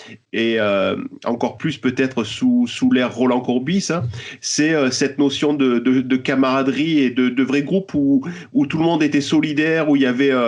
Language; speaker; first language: French; native; French